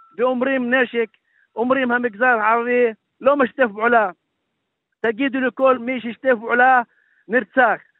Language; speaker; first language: Hebrew; non-native, local second language; Arabic